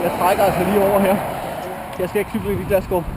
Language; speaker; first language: Danish; native; Danish